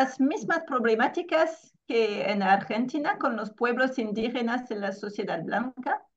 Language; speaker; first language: Spanish; non-native, fluent; French